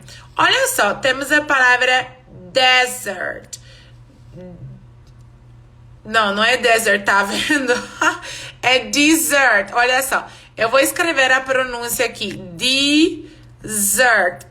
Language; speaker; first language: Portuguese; non-native, fluent; English